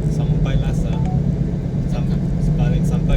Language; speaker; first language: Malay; non-native, local second language; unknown